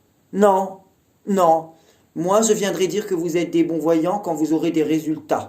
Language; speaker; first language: French; native; French